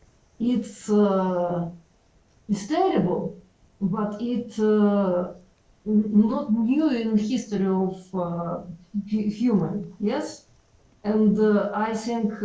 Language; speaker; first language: English; non-native, learner; Ukrainian